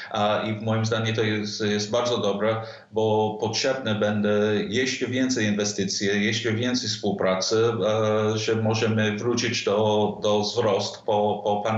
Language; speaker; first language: Polish; non-native, fluent; English